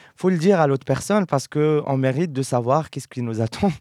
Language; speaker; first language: French; non-native, local second language; Arabic